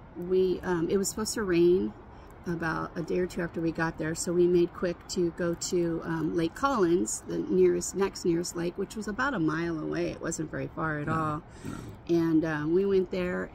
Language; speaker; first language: English; native; English